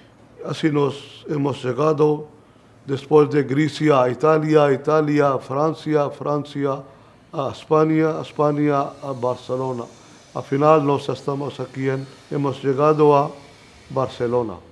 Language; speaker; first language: Spanish; non-native, learner; Punjabi